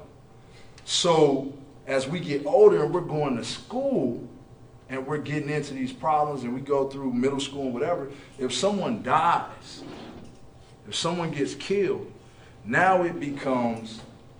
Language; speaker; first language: English; native; English